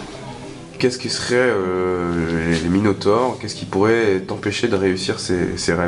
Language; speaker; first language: French; native; French